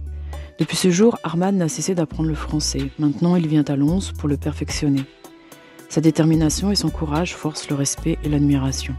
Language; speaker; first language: French; native; French